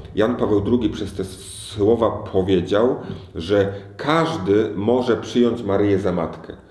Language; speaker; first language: Polish; native; Polish